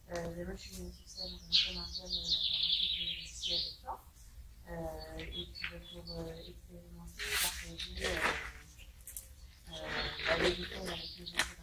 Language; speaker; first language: French; native; French